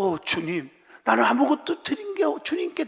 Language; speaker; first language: Korean; native; Korean